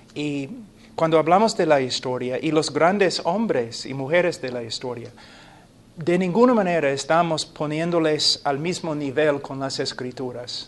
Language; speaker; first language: Spanish; non-native, fluent; English